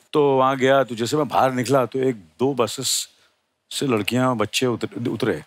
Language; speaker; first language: Hindi; native; Hindi